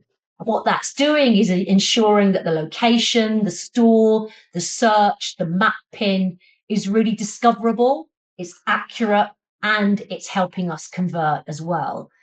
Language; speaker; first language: English; native; English